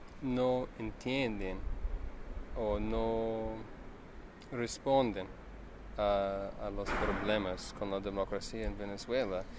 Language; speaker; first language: Spanish; non-native, learner; English